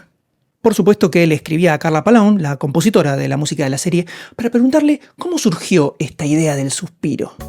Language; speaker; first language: Spanish; native; Spanish